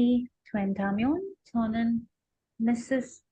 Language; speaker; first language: Korean; non-native, learner; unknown